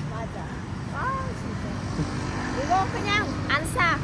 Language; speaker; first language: Korean; non-native, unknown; Vietnamese